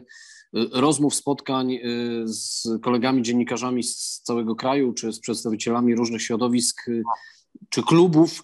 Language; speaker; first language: Polish; native; Polish